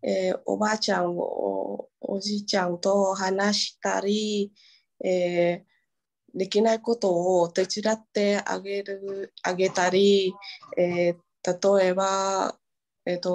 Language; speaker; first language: Japanese; non-native, learner; Vietnamese